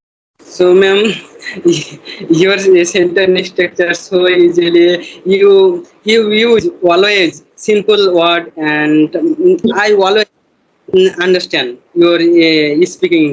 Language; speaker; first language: English; non-native, learner; Bangla